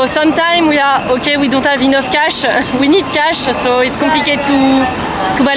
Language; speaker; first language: English; non-native, fluent; French